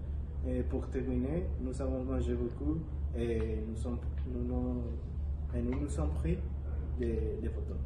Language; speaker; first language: French; non-native, learner; Spanish